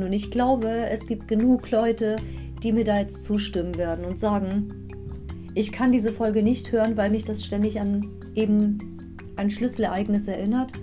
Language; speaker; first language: German; native; German